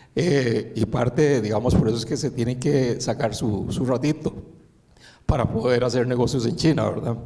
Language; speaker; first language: Spanish; early bilingual, other home language; Chinese